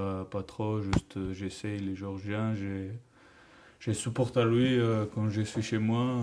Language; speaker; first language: French; non-native, learner; Georgian